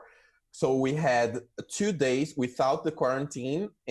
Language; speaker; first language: English; non-native, fluent; Portuguese